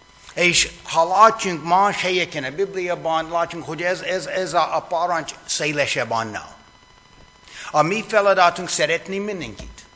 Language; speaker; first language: Hungarian; non-native, fluent; English